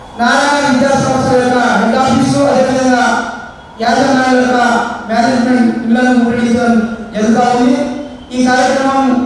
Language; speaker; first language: Telugu; non-native, local second language; Lambadi